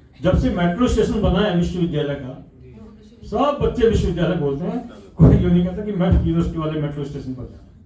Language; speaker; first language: Hindi; native; Hindi